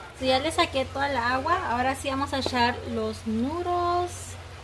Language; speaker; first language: Spanish; early bilingual, heritage; Spanish